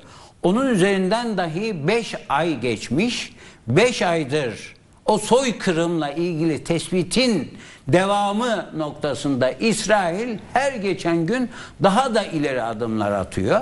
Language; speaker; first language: Turkish; native; Turkish